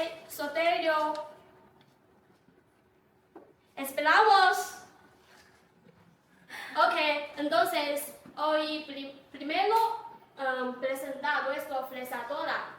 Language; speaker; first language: Spanish; non-native, learner; Chinese